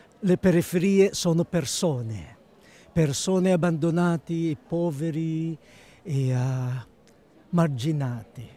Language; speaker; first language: Italian; non-native, fluent; Filipino